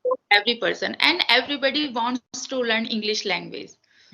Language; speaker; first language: English; non-native, learner; Hindi